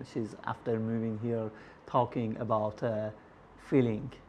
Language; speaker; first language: English; non-native, learner; Persian